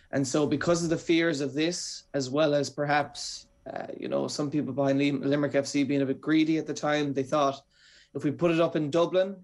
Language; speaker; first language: English; native; English